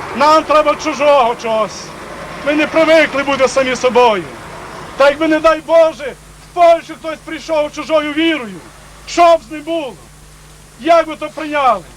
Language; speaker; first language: Ukrainian; native; Ukrainian